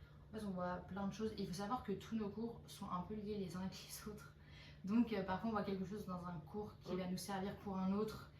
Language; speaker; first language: French; native; French